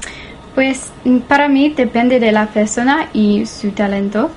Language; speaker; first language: Spanish; non-native, learner; English